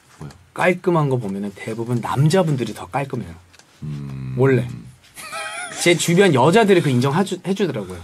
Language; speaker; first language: Korean; early bilingual, heritage; Korean